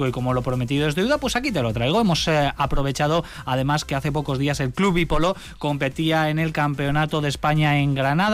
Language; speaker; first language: Spanish; native; Spanish